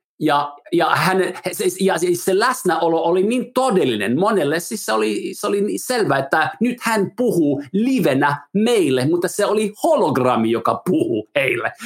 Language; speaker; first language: Finnish; non-native, fluent; English